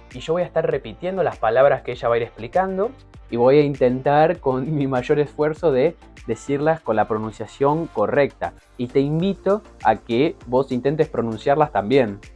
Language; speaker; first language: Spanish; native; Spanish